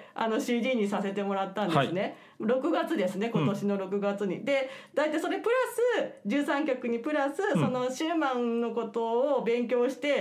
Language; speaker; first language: Japanese; native; Japanese